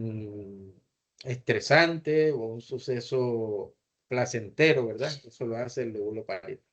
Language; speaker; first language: Spanish; native; Spanish